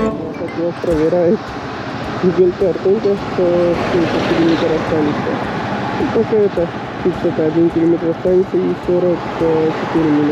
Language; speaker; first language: Russian; non-native, learner; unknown